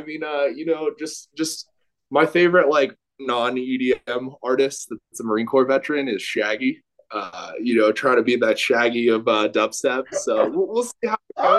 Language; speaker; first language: English; native; English